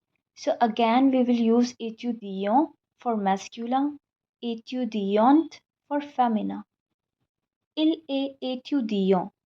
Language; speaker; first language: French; non-native, fluent; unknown